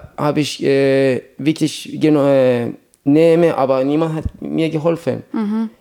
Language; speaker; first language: German; non-native, learner; Persian